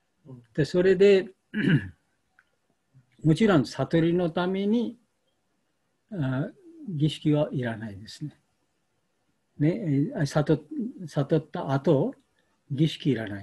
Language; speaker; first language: Japanese; non-native, fluent; Bangla